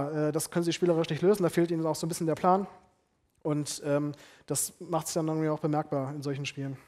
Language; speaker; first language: German; native; German